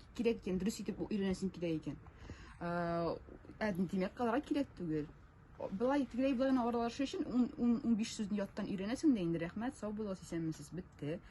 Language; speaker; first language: Tatar; non-native, local second language; Russian